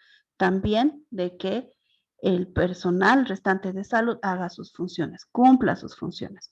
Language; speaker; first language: Spanish; native; Spanish